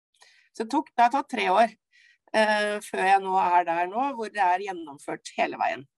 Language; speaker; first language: Norwegian; native; Norwegian